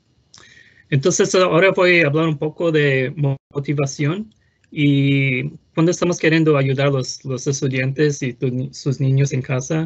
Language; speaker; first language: Spanish; non-native, fluent; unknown